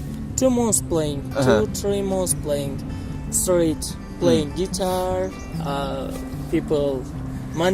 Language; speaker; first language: English; non-native, learner; Turkish